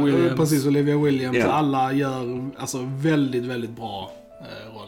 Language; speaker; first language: Swedish; native; Swedish